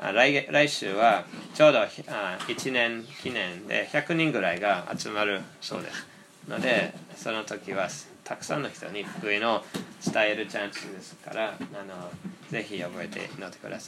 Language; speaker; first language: Japanese; non-native, fluent; English